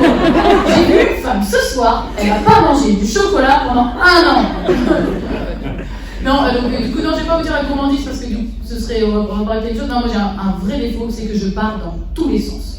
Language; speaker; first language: French; native; French